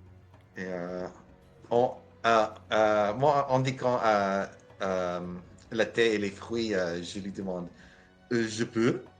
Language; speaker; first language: French; non-native, learner; English